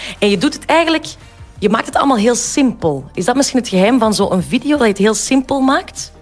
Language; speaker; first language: Dutch; native; Dutch